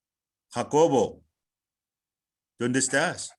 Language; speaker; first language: Spanish; non-native, fluent; Arabic